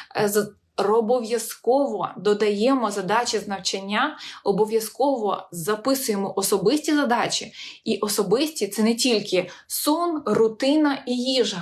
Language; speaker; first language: Ukrainian; non-native, local second language; Russian